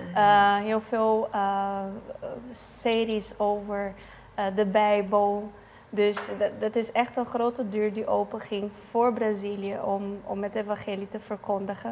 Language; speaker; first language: Dutch; non-native, fluent; Portuguese